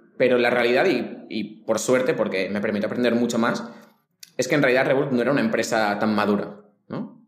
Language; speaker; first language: Spanish; native; Spanish